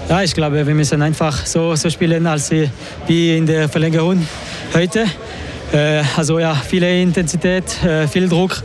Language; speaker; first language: German; non-native, local second language; French